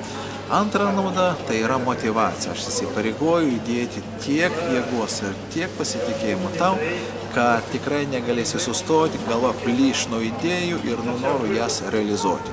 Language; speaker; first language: Lithuanian; native; Lithuanian